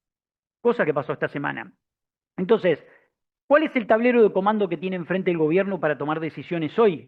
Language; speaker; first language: Spanish; native; Spanish